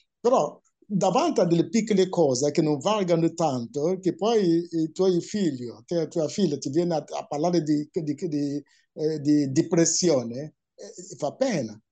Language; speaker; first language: Italian; non-native, fluent; Igbo